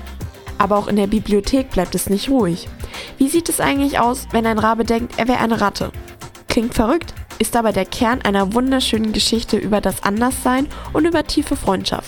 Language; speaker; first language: German; native; German